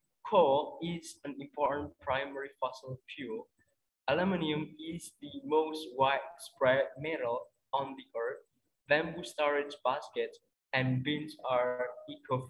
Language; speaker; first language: English; non-native, fluent; Indonesian